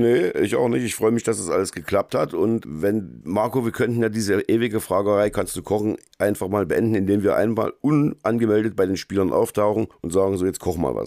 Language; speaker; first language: German; native; German